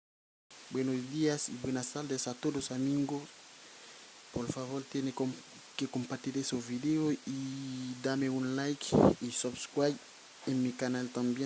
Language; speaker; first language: Spanish; non-native, learner; Haitian Creole